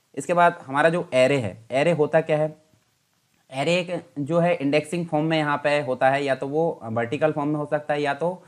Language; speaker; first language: Hindi; native; Hindi